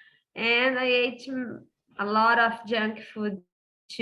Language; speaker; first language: English; non-native, fluent; Portuguese